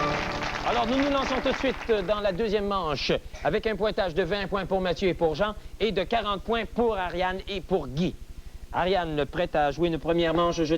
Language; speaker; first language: French; native; French